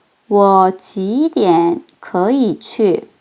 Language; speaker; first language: Chinese; non-native, fluent; Korean